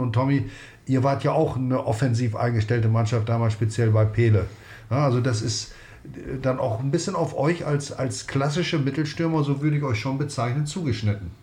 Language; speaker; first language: German; native; German